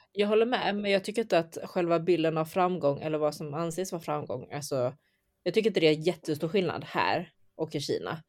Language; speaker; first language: Swedish; early bilingual, other home language; Chinese